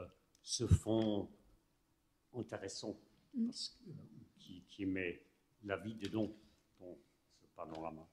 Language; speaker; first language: French; non-native, fluent; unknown